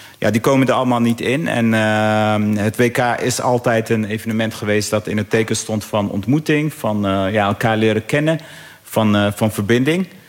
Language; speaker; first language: Dutch; early bilingual, other home language; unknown